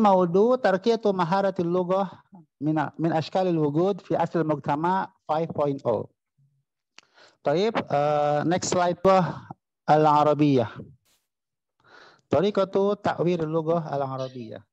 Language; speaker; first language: Arabic; non-native, fluent; Indonesian